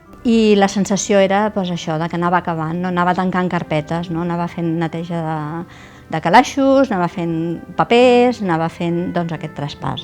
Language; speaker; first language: Catalan; native; Catalan